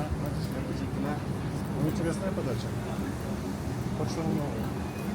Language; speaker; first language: Russian; native; Russian